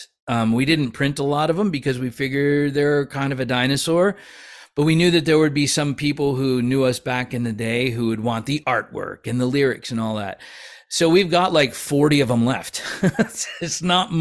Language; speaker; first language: English; native; English